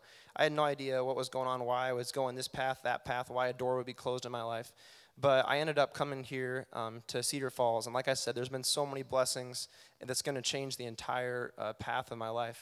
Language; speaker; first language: English; native; English